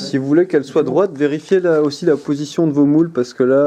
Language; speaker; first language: French; native; French